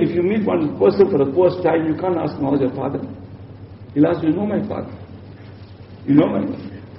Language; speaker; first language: English; native; English